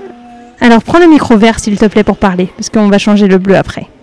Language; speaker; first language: French; native; French